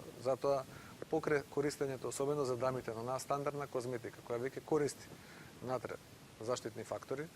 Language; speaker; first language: Macedonian; native; Macedonian